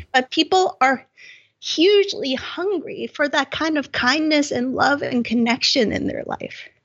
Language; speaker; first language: English; non-native, local second language; Cantonese